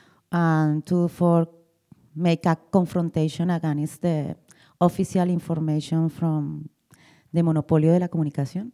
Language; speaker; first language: English; non-native, learner; Spanish